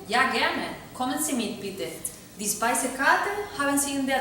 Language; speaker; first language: German; non-native, learner; Spanish